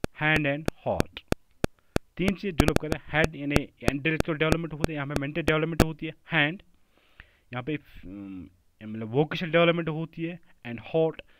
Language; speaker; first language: Hindi; non-native, local second language; Kashmiri